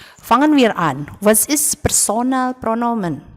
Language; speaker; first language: German; non-native, fluent; Indonesian